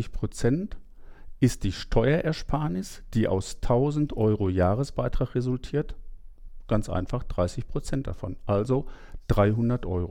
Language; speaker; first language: German; native; German